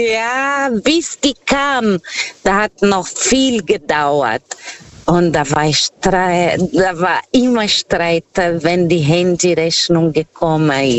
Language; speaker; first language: German; non-native, fluent; Portuguese